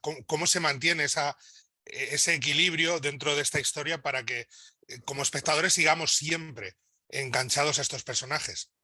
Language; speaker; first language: Spanish; native; Spanish